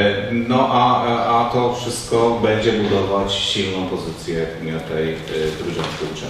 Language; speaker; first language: Polish; native; Polish